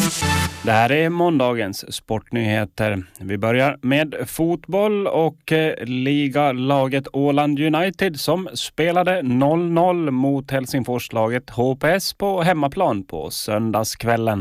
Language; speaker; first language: Swedish; native; Swedish